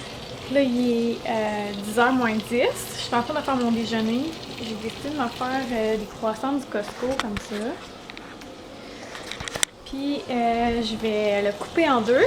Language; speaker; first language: French; native; French